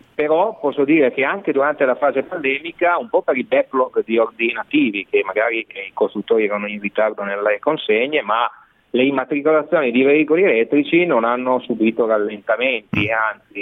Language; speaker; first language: Italian; native; Italian